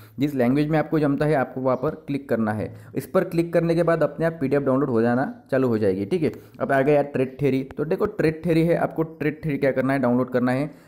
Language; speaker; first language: Hindi; non-native, local second language; Marathi